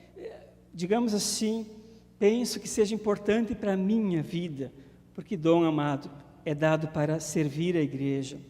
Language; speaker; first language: Portuguese; native; Portuguese